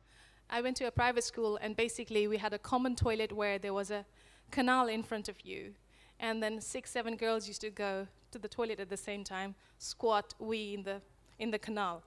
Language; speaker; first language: English; non-native, local second language; Nepali